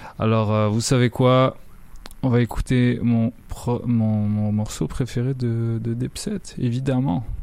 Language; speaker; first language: French; native; French